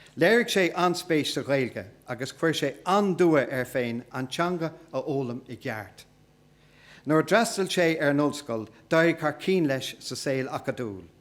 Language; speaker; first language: Irish; non-native, local second language; English